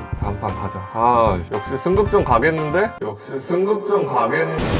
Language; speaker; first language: Korean; native; Korean